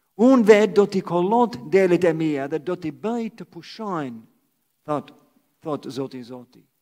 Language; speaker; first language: Albanian; non-native, fluent; English